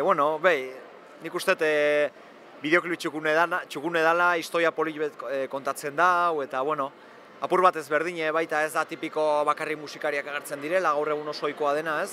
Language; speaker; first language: Basque; native; Basque